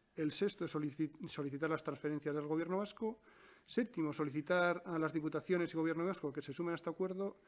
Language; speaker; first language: Spanish; native; Spanish